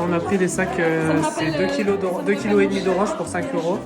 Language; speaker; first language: French; native; French